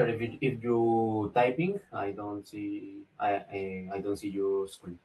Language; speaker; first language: English; non-native, learner; Spanish